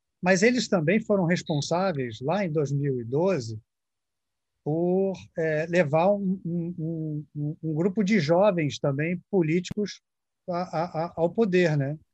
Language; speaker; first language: Portuguese; native; Portuguese